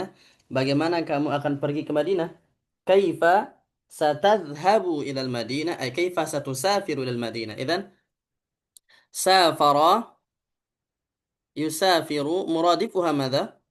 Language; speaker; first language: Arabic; non-native, fluent; Indonesian